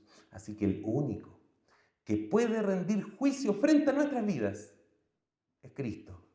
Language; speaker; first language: Spanish; native; Spanish